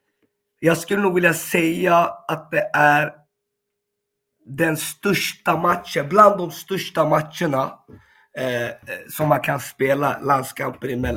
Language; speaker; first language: Swedish; early bilingual, other home language; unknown